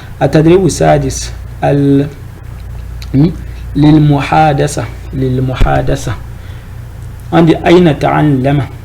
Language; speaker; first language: Arabic; non-native, fluent; French